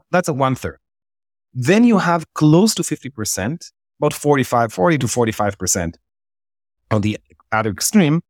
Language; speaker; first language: English; non-native, fluent; Hebrew